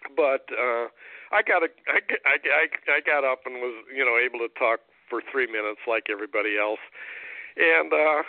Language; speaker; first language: English; native; English